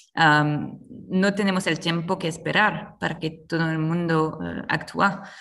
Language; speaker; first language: Spanish; non-native, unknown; French